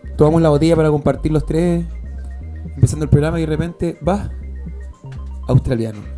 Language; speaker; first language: Spanish; native; Spanish